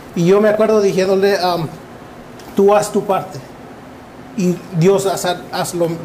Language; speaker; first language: Spanish; early bilingual, heritage; Spanish